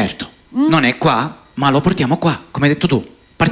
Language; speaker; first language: Italian; native; Italian